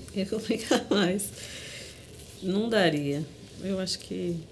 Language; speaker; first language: Portuguese; native; Portuguese